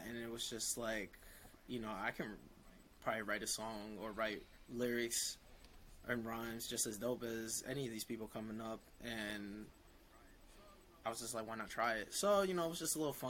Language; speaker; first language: English; native; English